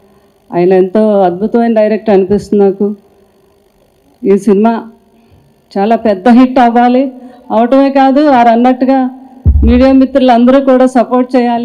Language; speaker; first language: Telugu; native; Telugu